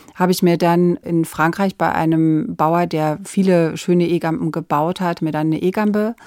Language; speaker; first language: German; native; German